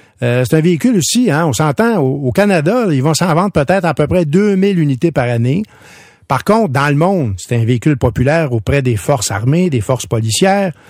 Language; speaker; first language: French; native; French